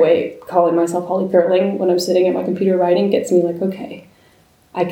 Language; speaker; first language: English; native; English